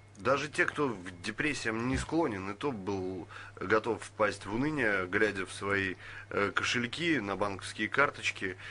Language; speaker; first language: Russian; native; Russian